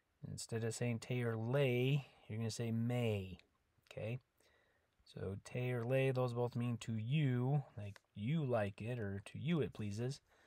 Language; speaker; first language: English; native; English